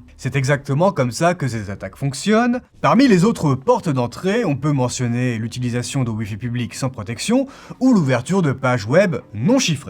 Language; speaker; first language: French; native; French